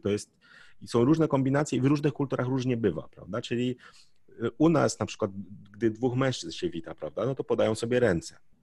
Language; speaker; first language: Polish; native; Polish